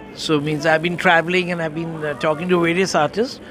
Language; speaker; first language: English; non-native, local second language; Bangla